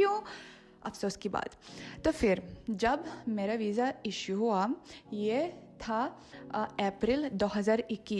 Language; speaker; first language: Hindi; non-native, fluent; Russian